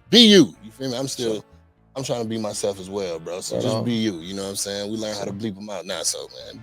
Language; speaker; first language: English; native; English